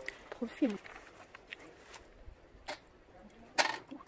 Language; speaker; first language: French; non-native, fluent; Chinese